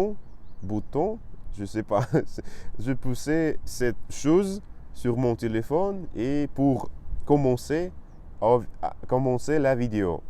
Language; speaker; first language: French; non-native, learner; Russian